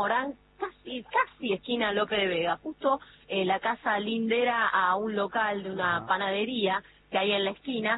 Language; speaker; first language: Spanish; native; Spanish